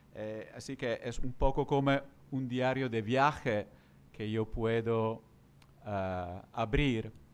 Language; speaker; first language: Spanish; non-native, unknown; Italian